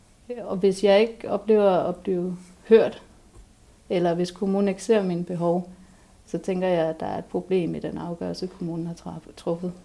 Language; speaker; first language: Danish; native; Danish